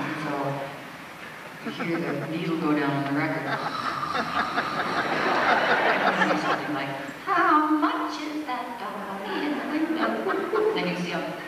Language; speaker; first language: English; native; English